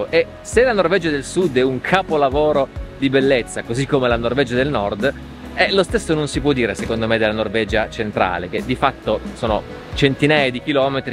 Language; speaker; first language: Italian; native; Italian